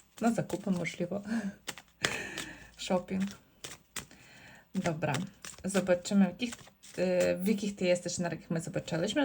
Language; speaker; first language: Polish; non-native, learner; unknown